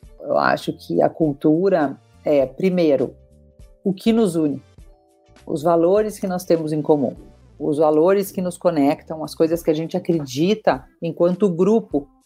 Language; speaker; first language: Portuguese; native; Portuguese